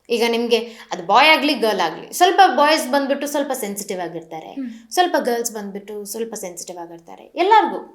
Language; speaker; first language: Kannada; non-native, local second language; Malayalam